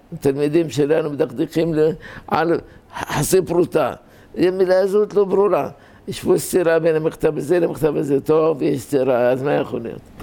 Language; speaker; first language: Hebrew; native; Hebrew